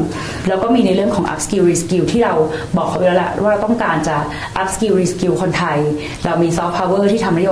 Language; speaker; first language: Thai; native; Thai